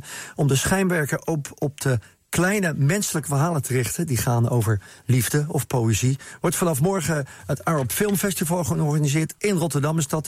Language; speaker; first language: Dutch; native; Dutch